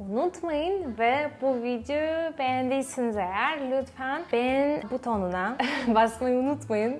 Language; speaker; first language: Turkish; non-native, fluent; Russian